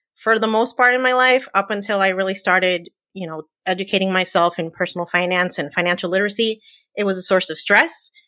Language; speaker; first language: English; early bilingual, other home language; Spanish